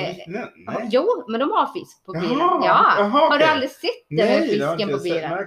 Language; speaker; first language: Swedish; early bilingual, other home language; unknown